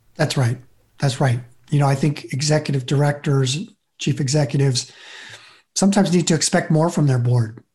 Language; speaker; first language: English; native; English